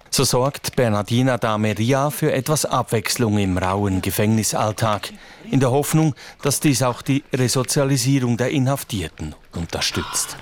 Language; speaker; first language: German; native; German